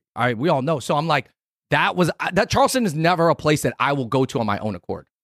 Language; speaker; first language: English; native; English